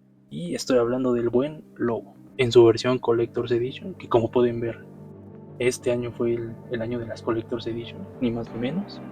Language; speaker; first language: Spanish; native; Spanish